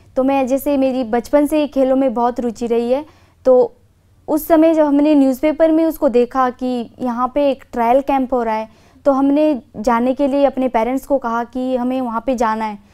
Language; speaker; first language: Hindi; native; Hindi